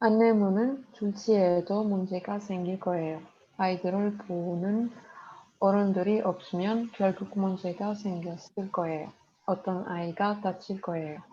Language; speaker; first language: Korean; non-native, learner; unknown